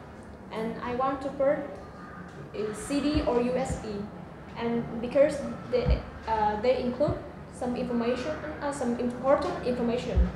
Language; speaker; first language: English; non-native, learner; Vietnamese